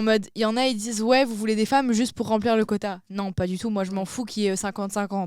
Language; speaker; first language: French; native; French